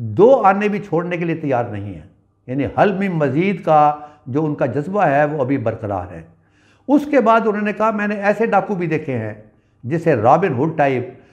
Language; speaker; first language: Urdu; non-native, local second language; Punjabi